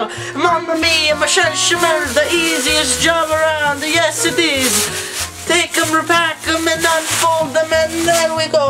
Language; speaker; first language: English; native; English